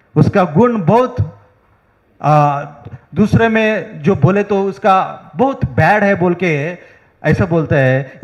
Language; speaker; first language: Hindi; non-native, local second language; Telugu